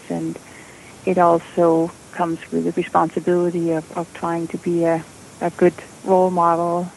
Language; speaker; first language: English; non-native, fluent; Danish